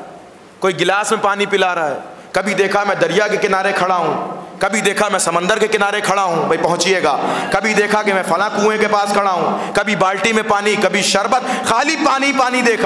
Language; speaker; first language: Urdu; native; Urdu